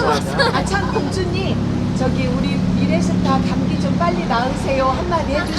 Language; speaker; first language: Korean; native; Korean